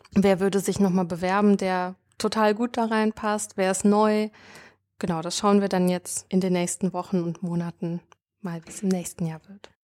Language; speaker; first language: German; native; German